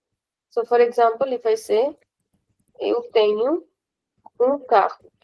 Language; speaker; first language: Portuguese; non-native, fluent; Hindi